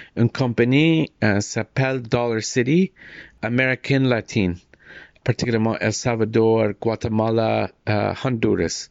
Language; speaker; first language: French; non-native, learner; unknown